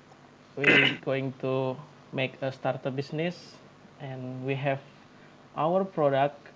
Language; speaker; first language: English; non-native, learner; Indonesian